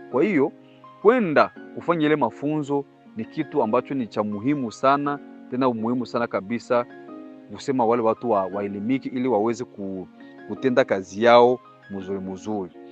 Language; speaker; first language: Swahili; non-native, local second language; Bembe